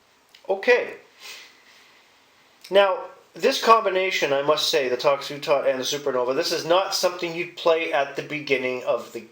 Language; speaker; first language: English; native; English